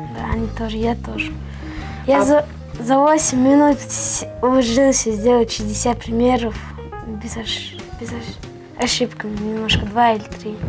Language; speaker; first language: Russian; non-native, local second language; Ingush